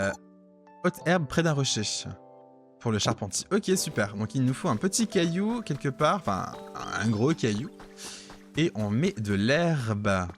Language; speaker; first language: French; native; French